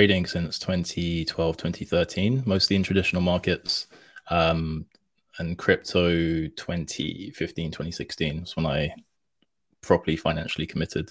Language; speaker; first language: English; native; English